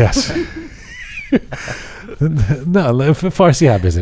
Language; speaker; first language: Persian; early bilingual, heritage; Persian